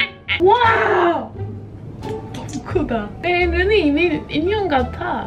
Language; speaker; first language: Korean; non-native, fluent; English